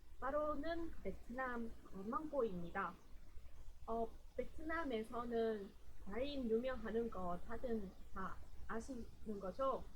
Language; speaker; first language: Korean; non-native, learner; Vietnamese